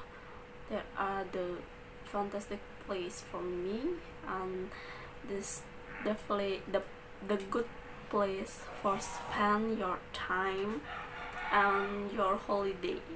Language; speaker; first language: English; non-native, learner; Balinese